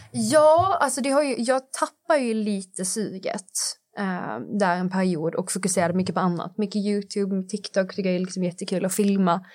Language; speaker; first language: Swedish; native; Swedish